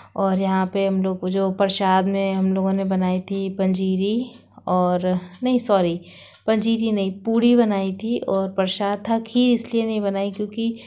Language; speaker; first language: Hindi; native; Hindi